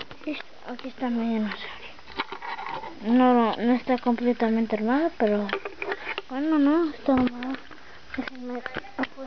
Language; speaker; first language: Spanish; native; Spanish